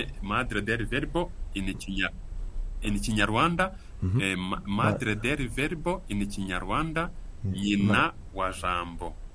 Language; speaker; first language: Spanish; non-native, learner; Kinyarwanda